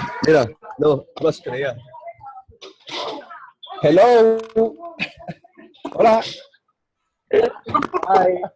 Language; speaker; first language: Spanish; non-native, learner; English